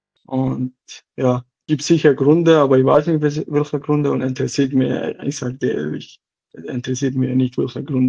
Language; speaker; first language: German; non-native, local second language; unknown